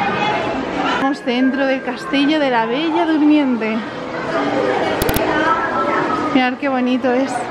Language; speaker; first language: Spanish; native; Spanish